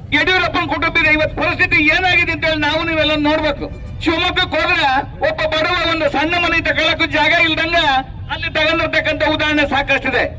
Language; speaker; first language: Kannada; native; Kannada